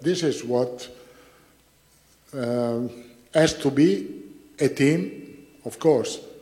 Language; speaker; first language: English; non-native, fluent; Italian